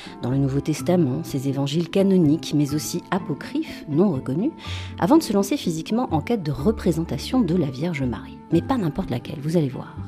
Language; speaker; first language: French; native; French